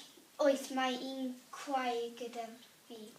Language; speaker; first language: Welsh; non-native, local second language; English